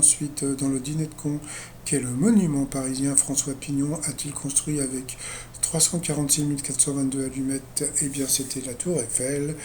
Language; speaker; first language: French; native; French